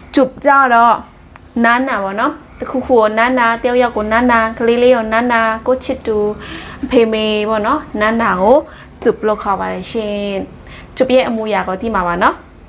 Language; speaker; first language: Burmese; non-native, local second language; Shan